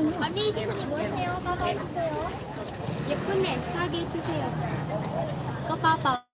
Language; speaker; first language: Korean; non-native, learner; Vietnamese